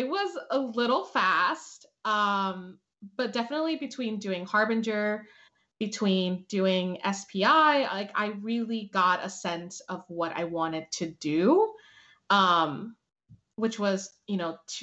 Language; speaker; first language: English; early bilingual, other home language; Spanish